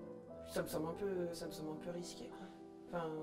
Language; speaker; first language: French; native; French